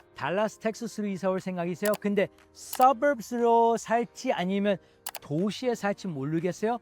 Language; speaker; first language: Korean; early bilingual, heritage; Korean